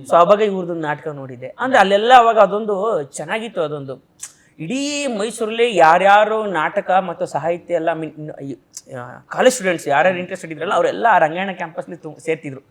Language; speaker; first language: Kannada; native; Kannada